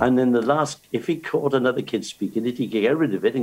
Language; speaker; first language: English; native; English